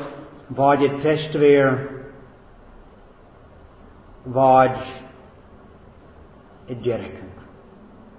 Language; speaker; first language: Hungarian; non-native, fluent; English